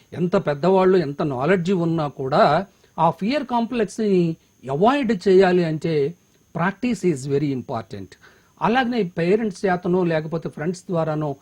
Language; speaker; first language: Telugu; native; Telugu